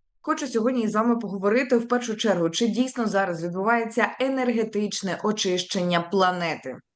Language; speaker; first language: Ukrainian; native; Ukrainian